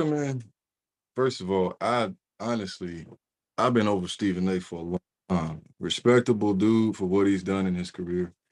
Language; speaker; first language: English; native; English